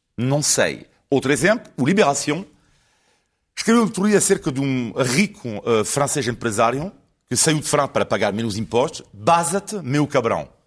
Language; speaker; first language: Portuguese; non-native, fluent; French